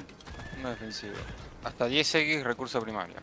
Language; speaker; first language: Spanish; native; Spanish